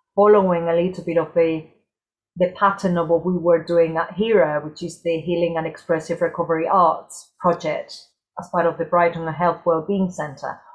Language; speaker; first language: English; non-native, fluent; Spanish